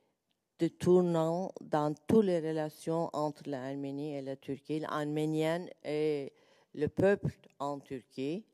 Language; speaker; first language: French; non-native, learner; Turkish